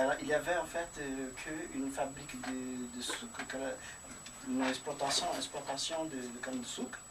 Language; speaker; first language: French; non-native, fluent; Portuguese